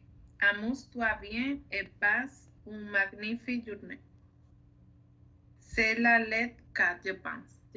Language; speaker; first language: French; non-native, learner; Spanish